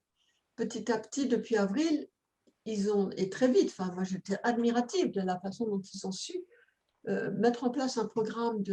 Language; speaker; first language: French; native; French